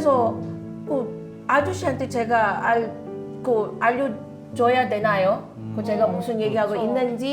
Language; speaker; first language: Korean; non-native, fluent; Filipino